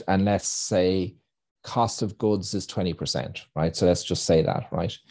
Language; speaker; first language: English; native; English